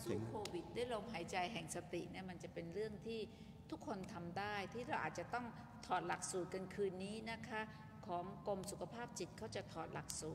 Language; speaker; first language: Thai; native; Thai